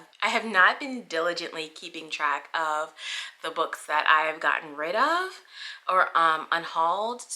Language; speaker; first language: English; native; English